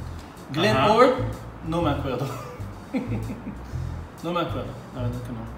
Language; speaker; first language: Spanish; non-native, fluent; Hebrew